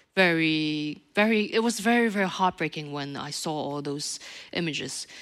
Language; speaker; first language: English; native; English